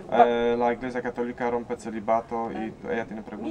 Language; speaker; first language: Spanish; non-native, learner; Polish